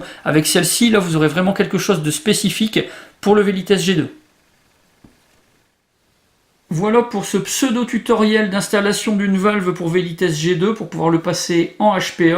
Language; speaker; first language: French; native; French